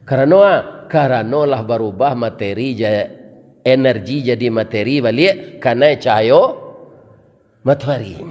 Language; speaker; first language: Malay; non-native, local second language; Minangkabau